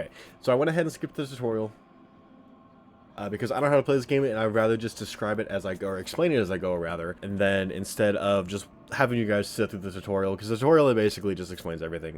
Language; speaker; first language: English; native; English